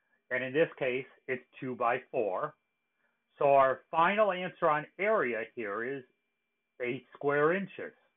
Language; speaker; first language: English; native; English